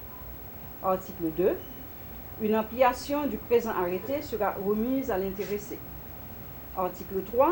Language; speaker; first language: French; non-native, local second language; Haitian Creole